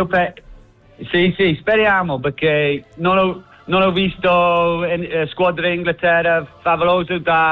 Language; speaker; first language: Italian; non-native, learner; English